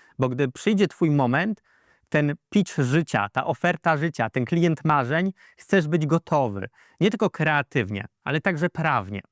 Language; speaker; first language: Polish; native; Polish